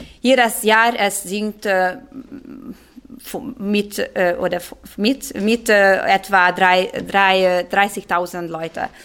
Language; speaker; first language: German; non-native, fluent; Hungarian